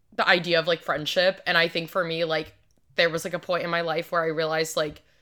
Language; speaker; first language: English; native; English